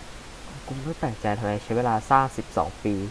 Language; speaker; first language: Thai; native; Thai